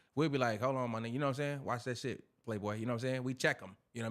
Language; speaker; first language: English; native; English